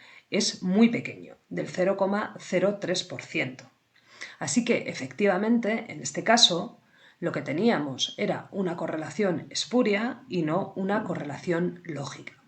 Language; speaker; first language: Spanish; native; Spanish